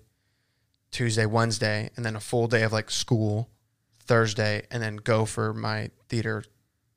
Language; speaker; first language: English; early bilingual, other home language; Spanish